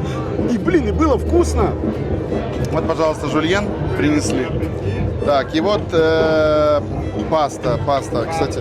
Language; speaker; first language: Russian; native; Russian